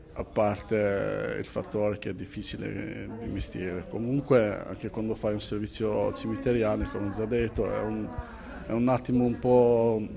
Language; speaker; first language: Italian; non-native, fluent; Albanian